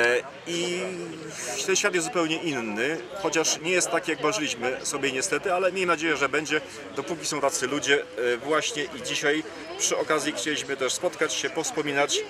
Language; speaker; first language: Polish; native; Polish